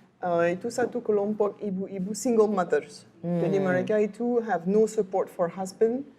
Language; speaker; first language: Indonesian; non-native, learner; French